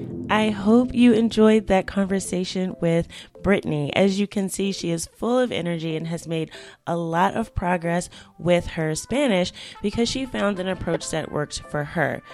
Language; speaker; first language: English; native; English